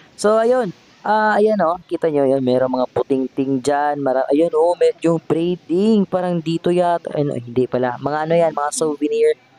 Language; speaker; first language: Filipino; non-native, local second language; Hiligaynon